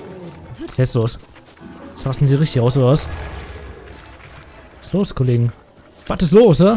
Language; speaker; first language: German; native; German